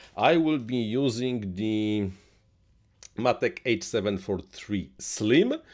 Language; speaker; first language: English; non-native, fluent; Polish